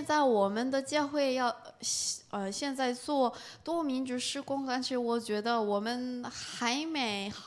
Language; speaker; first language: Chinese; non-native, fluent; Korean